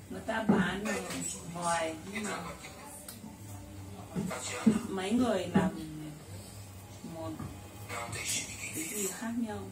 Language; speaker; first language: Vietnamese; non-native, learner; Portuguese